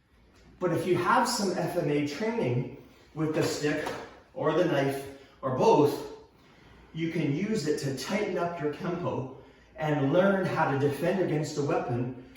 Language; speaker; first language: English; native; English